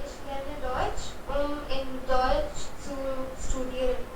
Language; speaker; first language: German; non-native, learner; Hindi